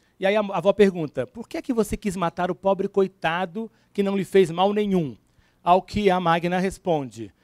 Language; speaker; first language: Portuguese; native; Portuguese